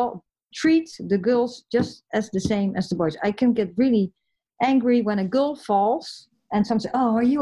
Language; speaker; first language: English; non-native, fluent; Dutch